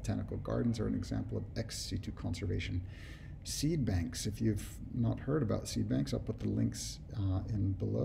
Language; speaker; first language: English; native; English